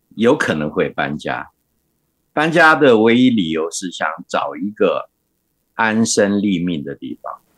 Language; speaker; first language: Chinese; non-native, local second language; Hakka Chinese